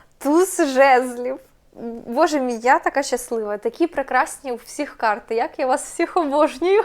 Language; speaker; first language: Ukrainian; non-native, local second language; Russian